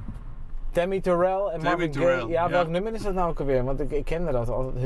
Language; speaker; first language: Dutch; native; Dutch